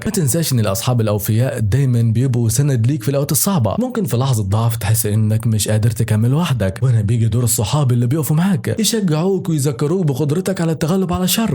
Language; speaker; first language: Arabic; native; Arabic